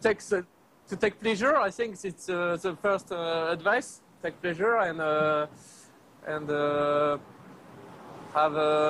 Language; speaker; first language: English; non-native, learner; French